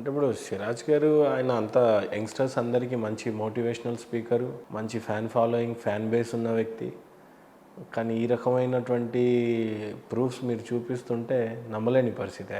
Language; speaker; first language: Telugu; native; Telugu